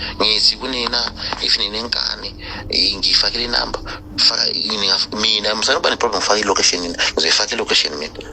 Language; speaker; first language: Zulu; non-native, fluent; Nyanja